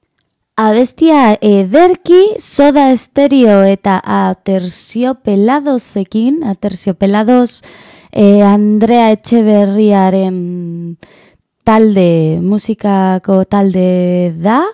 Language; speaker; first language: Basque; non-native, learner; Spanish